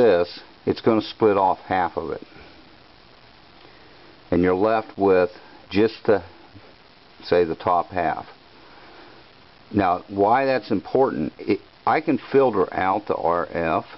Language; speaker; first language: English; native; English